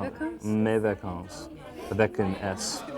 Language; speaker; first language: French; non-native, learner; English